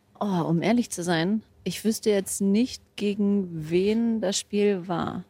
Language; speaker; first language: German; early bilingual, other home language; Portuguese